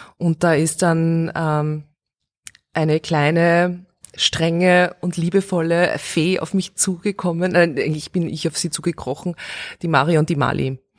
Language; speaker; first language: German; early bilingual, other home language; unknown